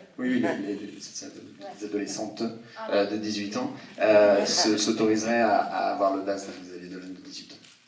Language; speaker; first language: French; native; French